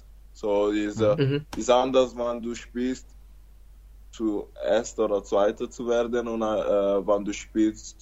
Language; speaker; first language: German; non-native, learner; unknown